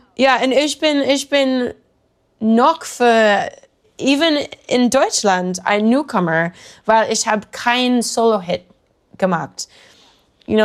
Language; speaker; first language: German; non-native, learner; English